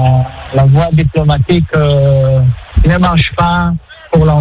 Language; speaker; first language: French; non-native, fluent; Hebrew